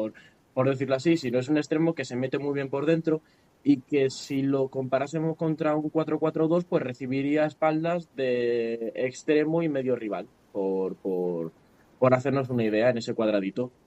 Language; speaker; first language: Spanish; native; Spanish